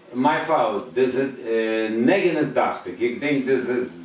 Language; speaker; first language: Dutch; non-native, learner; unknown